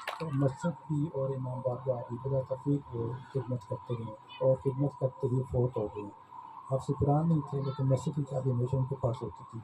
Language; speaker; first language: Urdu; non-native, local second language; Punjabi